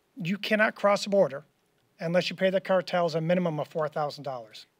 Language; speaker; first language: English; native; English